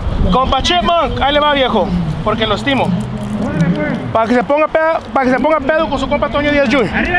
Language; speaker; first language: Spanish; early bilingual, heritage; Spanish